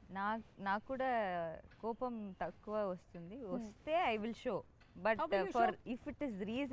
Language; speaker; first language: Telugu; non-native, learner; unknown